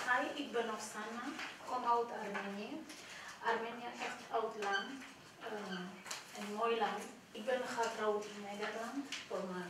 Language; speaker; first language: Dutch; non-native, learner; Armenian